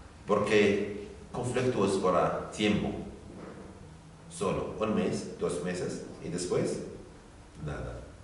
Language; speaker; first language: Spanish; non-native, learner; Arabic